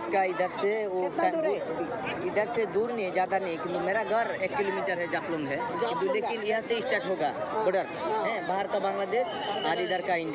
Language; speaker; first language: Hindi; non-native, learner; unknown